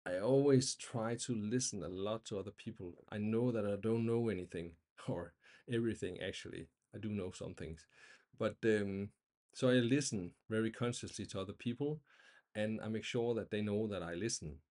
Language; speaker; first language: English; non-native, fluent; Danish